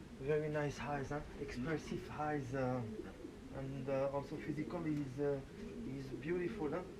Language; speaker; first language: English; non-native, learner; French